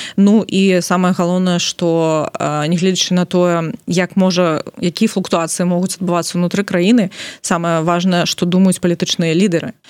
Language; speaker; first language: Belarusian; non-native, local second language; Russian